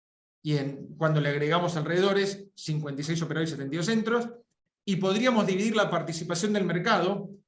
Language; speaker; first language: Spanish; native; Spanish